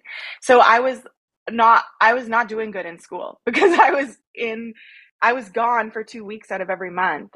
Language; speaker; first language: English; native; English